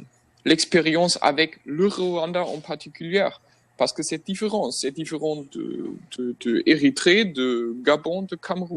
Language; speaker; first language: French; non-native, fluent; German